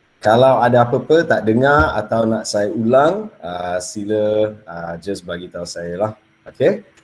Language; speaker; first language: Malay; non-native, local second language; English